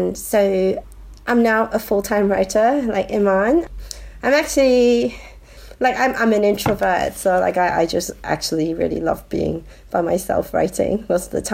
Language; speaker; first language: English; non-native, local second language; Cantonese